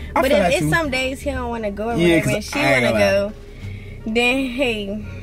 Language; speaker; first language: English; native; English